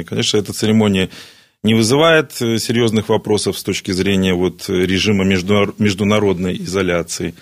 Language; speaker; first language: Russian; native; Russian